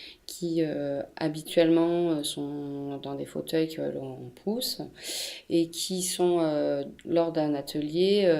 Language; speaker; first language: French; native; French